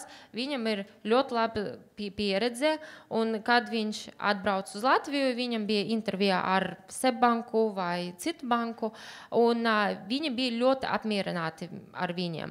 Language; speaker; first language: Latvian; non-native, learner; Uzbek